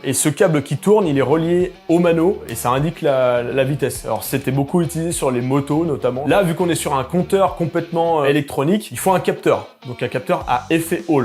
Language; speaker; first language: French; native; French